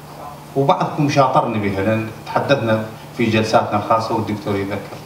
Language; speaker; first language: Arabic; native; Arabic